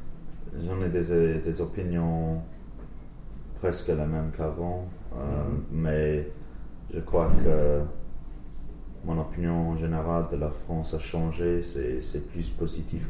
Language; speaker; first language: French; non-native, learner; English